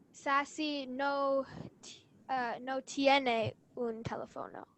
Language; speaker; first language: Spanish; non-native, learner; English